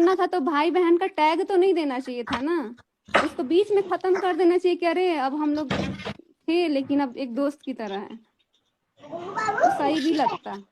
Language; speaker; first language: Hindi; native; Hindi